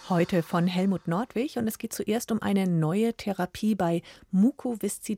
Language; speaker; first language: German; native; German